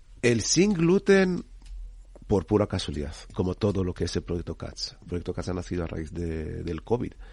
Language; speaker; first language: Spanish; non-native, fluent; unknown